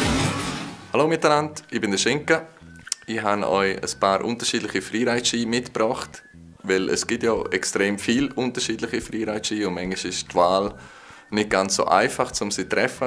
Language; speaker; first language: German; native; German